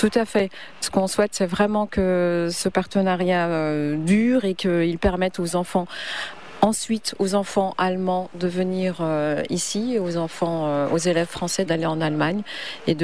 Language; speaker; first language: French; native; French